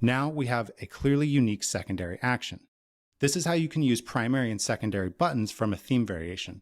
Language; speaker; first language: English; native; English